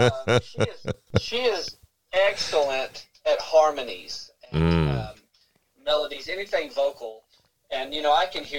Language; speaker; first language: English; native; English